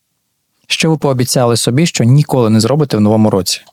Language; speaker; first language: Ukrainian; native; Ukrainian